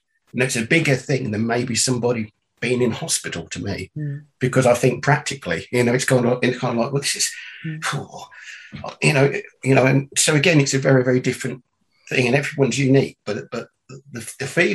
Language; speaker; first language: English; native; English